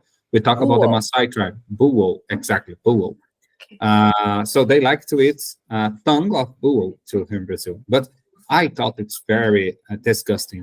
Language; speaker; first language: English; non-native, learner; Portuguese